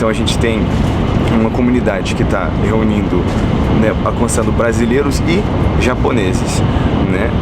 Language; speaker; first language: Portuguese; native; Portuguese